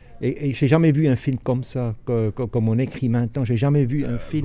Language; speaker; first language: French; non-native, local second language; German